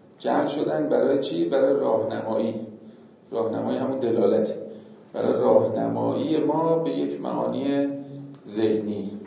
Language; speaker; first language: Persian; native; Persian